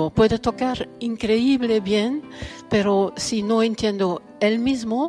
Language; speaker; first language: Spanish; non-native, fluent; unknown